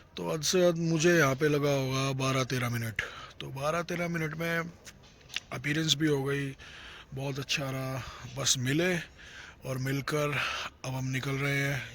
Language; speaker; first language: Hindi; native; Hindi